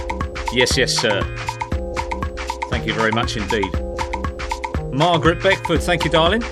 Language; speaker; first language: English; native; English